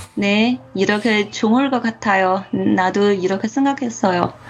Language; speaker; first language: Korean; non-native, learner; Chinese